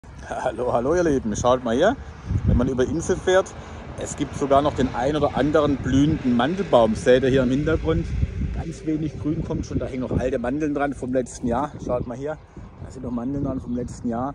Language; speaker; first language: German; native; German